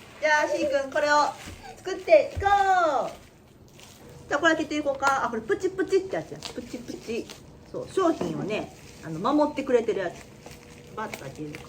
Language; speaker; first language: Japanese; native; Japanese